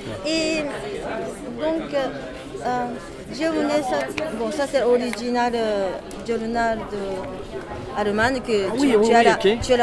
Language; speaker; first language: French; non-native, learner; Japanese